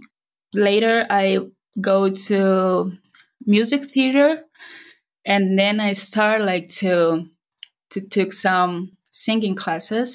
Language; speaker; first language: English; non-native, fluent; Portuguese